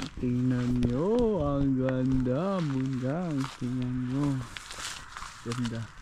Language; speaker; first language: Filipino; non-native, local second language; Cebuano